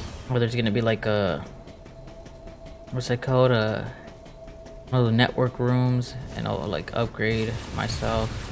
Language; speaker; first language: English; non-native, local second language; Spanish